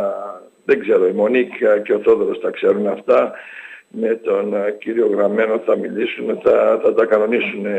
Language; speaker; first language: Greek; early bilingual, heritage; English